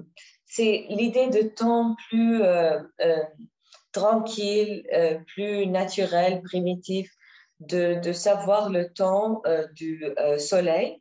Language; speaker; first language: French; non-native, learner; Arabic